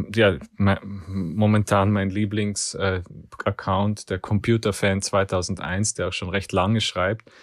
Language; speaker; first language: German; native; German